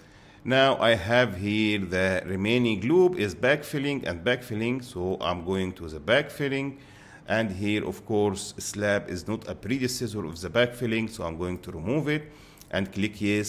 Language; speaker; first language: English; non-native, fluent; Arabic